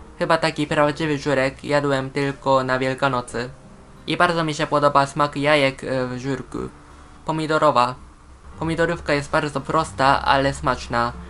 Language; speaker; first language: Polish; non-native, fluent; Japanese